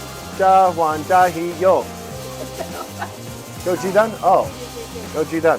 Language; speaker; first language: Chinese; non-native, learner; English